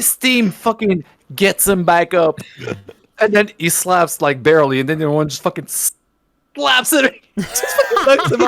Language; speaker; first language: English; native; English